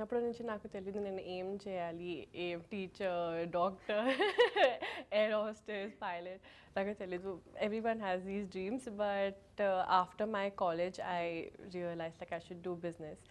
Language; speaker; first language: Telugu; non-native, local second language; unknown